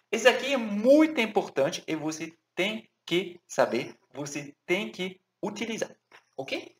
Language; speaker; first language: Portuguese; non-native, fluent; French